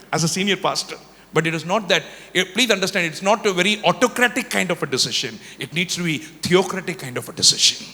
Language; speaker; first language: English; non-native, local second language; Tamil